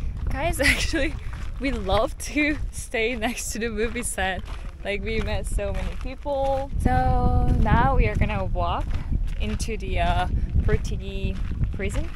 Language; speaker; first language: English; non-native, fluent; Korean